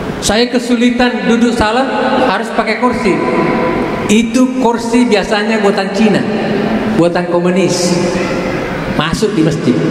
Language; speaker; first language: Indonesian; non-native, local second language; Buginese